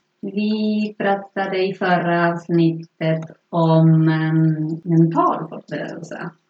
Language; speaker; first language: Swedish; non-native, fluent; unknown